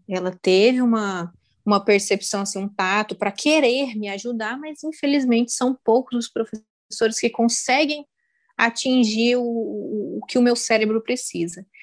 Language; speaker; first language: Portuguese; native; Portuguese